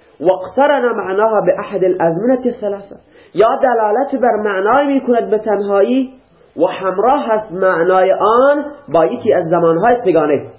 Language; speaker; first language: Persian; native; Persian